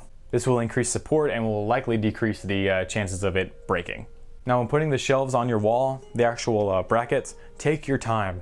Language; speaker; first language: English; native; English